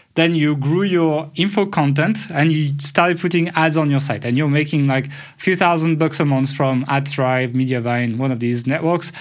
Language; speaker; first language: English; non-native, fluent; French